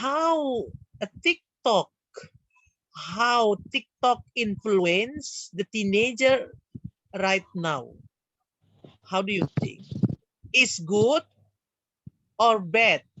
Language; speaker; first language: English; non-native, learner; Indonesian